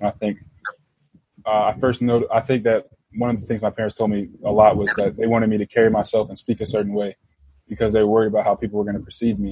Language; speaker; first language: English; native; English